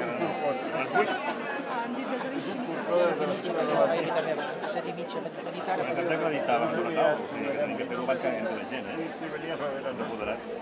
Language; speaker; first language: Catalan; non-native, local second language; Spanish